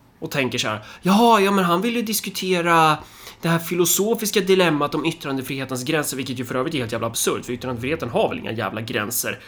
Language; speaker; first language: Swedish; early bilingual, other home language; Somali